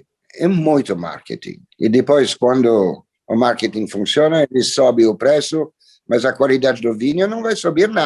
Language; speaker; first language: Portuguese; non-native, fluent; French